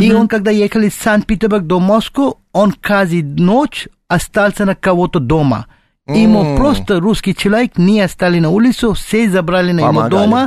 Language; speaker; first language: Russian; non-native, learner; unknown